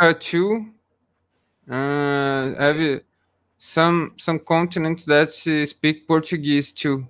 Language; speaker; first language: English; non-native, learner; Portuguese